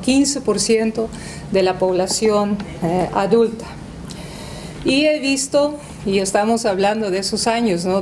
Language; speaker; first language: Spanish; non-native, fluent; Dutch